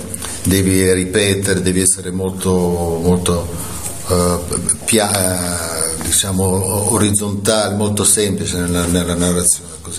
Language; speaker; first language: Italian; native; Italian